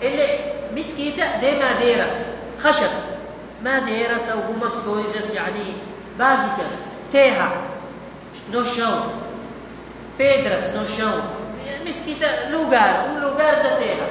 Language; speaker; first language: Portuguese; non-native, fluent; Arabic